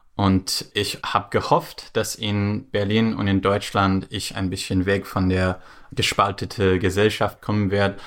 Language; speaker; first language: German; non-native, fluent; English